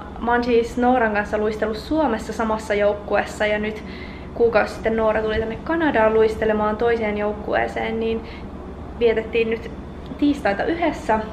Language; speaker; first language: Finnish; native; Finnish